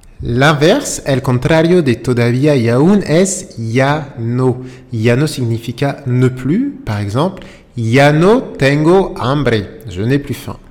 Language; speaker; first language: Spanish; non-native, fluent; French